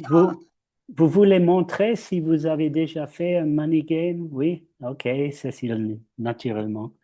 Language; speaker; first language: French; non-native, fluent; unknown